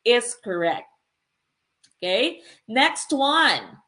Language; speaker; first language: English; non-native, local second language; Filipino